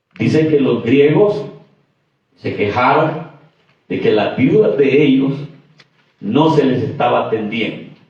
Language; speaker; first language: Spanish; native; Spanish